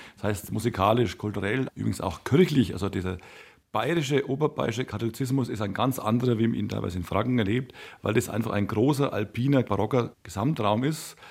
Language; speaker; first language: German; native; German